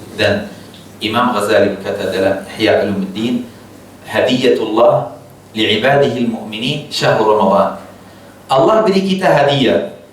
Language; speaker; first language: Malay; non-native, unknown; Arabic